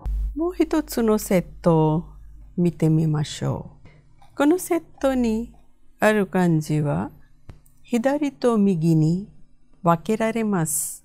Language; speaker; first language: Japanese; non-native, fluent; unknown